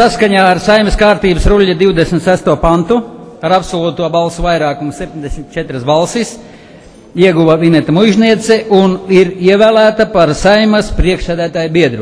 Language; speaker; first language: Latvian; native; Latvian